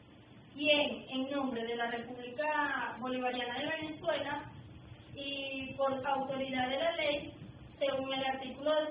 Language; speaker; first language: Spanish; native; Spanish